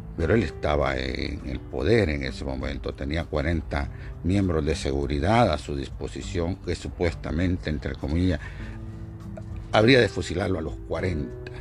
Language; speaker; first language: Spanish; native; Spanish